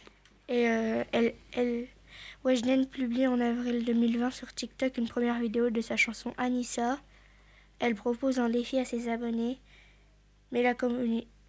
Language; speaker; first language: French; native; French